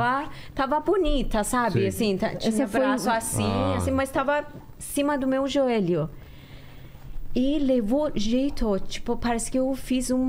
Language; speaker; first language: Portuguese; non-native, learner; Persian